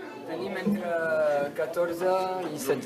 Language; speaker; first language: Catalan; non-native, local second language; French